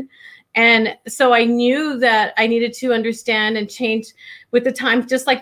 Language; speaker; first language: English; native; English